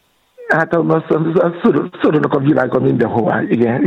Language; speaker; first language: Hungarian; non-native, fluent; Yoruba